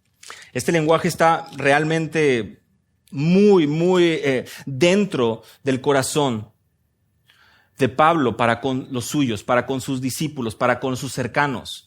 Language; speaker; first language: Spanish; native; Spanish